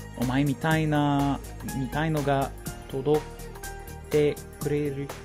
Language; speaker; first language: Japanese; non-native, learner; English